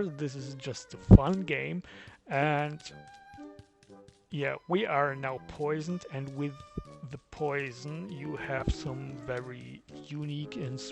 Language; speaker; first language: English; non-native, fluent; German